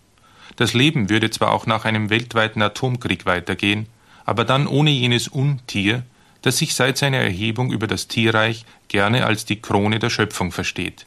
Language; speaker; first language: German; native; German